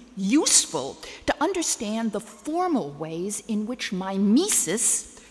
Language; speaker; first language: English; native; English